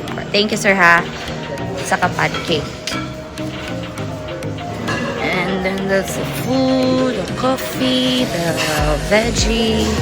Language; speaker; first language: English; non-native, local second language; Cebuano